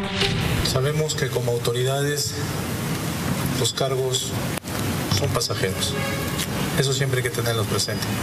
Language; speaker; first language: Spanish; native; Spanish